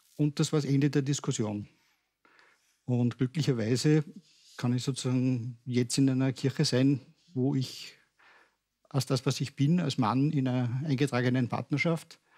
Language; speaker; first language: German; native; German